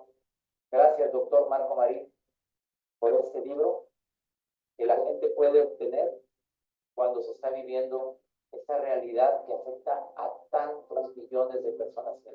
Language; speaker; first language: Spanish; native; Spanish